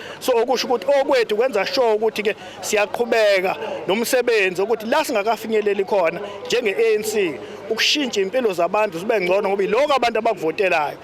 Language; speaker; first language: Zulu; native; Zulu